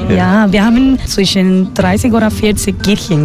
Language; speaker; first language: German; non-native, learner; Spanish